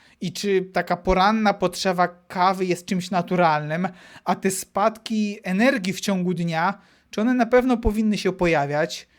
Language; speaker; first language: Polish; native; Polish